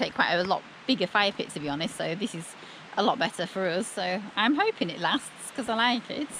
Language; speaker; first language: English; native; English